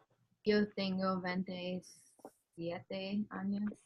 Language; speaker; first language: Spanish; non-native, learner; English